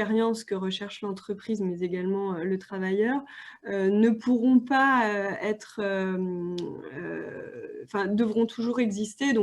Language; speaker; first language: French; native; French